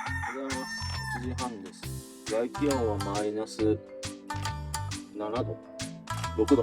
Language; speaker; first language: Japanese; native; Japanese